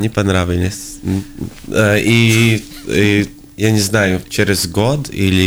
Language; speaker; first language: Russian; non-native, local second language; Latvian